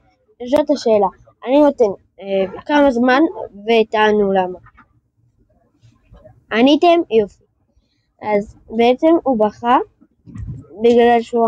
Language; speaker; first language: Hebrew; early bilingual, heritage; French